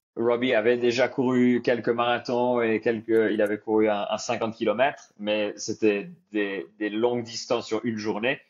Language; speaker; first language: French; native; French